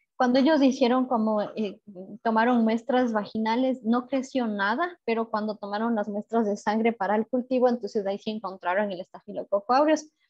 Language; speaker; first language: Spanish; native; Spanish